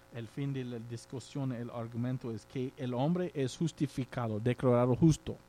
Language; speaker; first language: Spanish; non-native, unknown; English